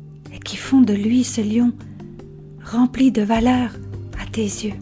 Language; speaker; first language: French; native; French